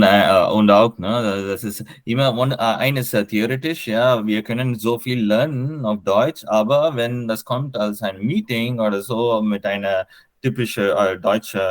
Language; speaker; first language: German; non-native, learner; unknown